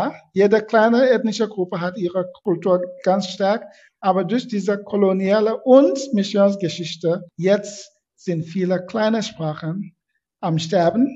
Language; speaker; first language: German; non-native, fluent; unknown